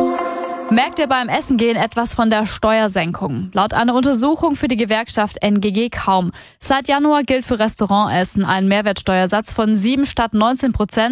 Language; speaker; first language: German; native; German